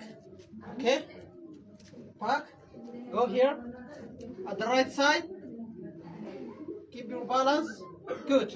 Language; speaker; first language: English; non-native, learner; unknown